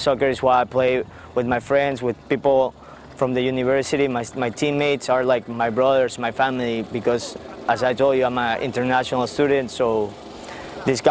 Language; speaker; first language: English; non-native, fluent; Spanish